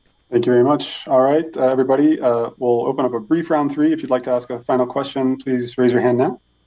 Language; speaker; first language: English; native; English